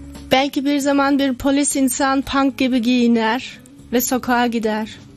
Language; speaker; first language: Turkish; non-native, learner; German